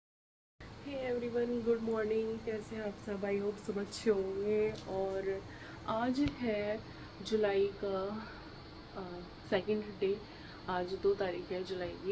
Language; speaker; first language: Hindi; native; Hindi